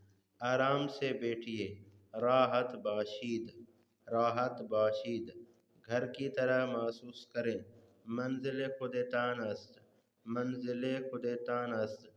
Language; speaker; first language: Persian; non-native, fluent; Urdu